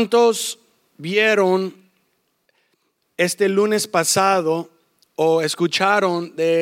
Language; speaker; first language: Spanish; early bilingual, heritage; English